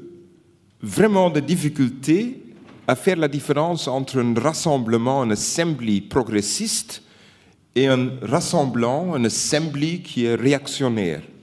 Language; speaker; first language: French; non-native, fluent; Dutch